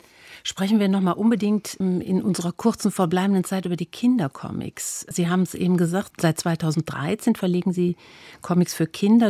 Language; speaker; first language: German; native; German